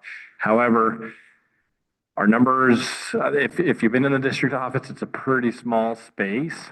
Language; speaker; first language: English; native; English